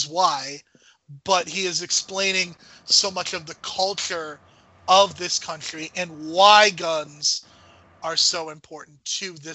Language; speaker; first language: English; native; English